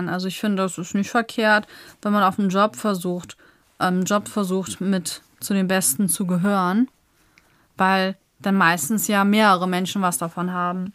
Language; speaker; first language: German; native; German